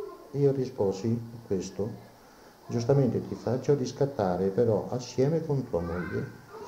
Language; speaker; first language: Italian; native; Italian